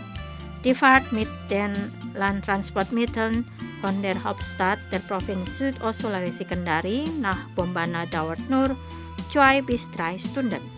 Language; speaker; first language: German; non-native, fluent; Indonesian